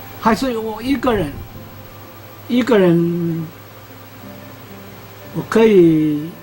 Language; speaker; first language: Chinese; non-native, local second language; Amis